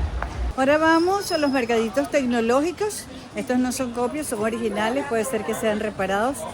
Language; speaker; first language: Spanish; native; Spanish